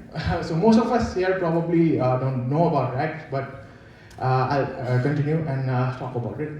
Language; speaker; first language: English; non-native, local second language; Nepali